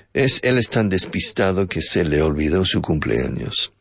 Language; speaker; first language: Spanish; non-native, fluent; English